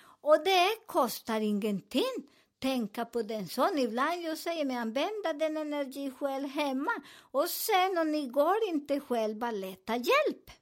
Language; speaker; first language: Swedish; non-native, fluent; Spanish